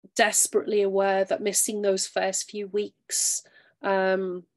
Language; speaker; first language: English; native; English